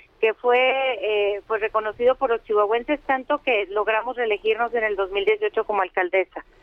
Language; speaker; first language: Spanish; native; Spanish